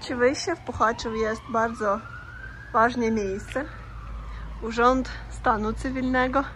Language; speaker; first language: Polish; non-native, learner; Russian